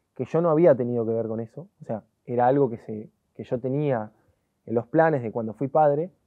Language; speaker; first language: Spanish; native; Spanish